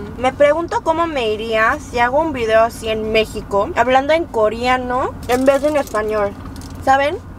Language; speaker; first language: Spanish; early bilingual, other home language; Korean